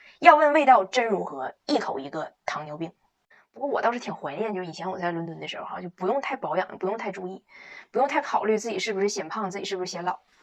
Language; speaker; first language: Chinese; native; Chinese